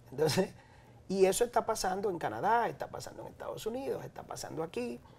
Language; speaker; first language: Spanish; native; Spanish